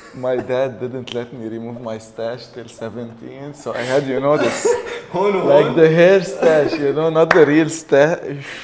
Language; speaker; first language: English; early bilingual, other home language; French